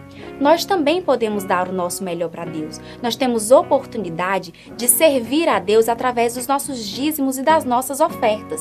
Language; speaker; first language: Portuguese; native; Portuguese